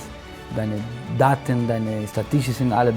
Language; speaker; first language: German; non-native, learner; Portuguese